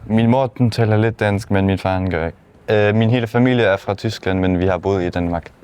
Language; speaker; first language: Danish; non-native, local second language; German